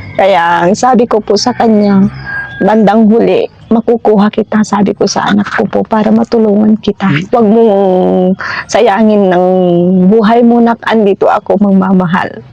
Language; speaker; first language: Filipino; non-native, local second language; Iloko